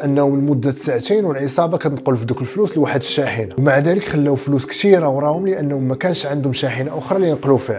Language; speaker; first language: Arabic; native; Arabic